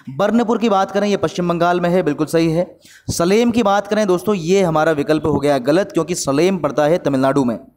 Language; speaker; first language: Hindi; native; Hindi